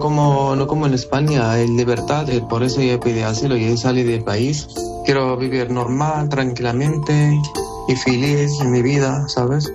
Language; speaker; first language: Spanish; non-native, learner; Arabic